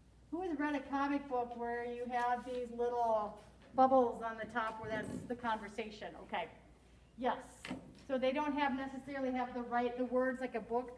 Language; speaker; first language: English; native; English